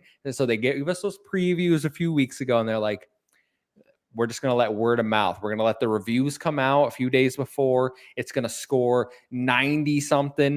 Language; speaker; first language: English; native; English